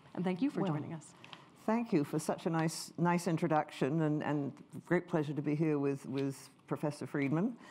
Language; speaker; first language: English; native; English